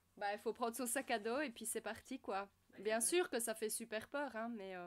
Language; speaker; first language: French; native; French